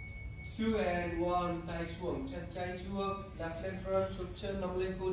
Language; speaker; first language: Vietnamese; non-native, learner; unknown